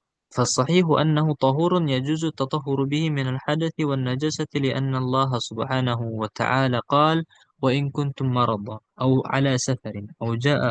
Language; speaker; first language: Arabic; non-native, fluent; Indonesian